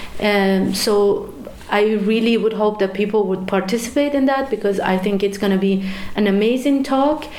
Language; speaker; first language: English; non-native, fluent; Persian